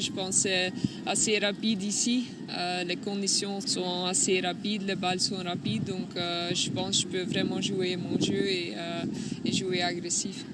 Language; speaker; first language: French; non-native, local second language; Dutch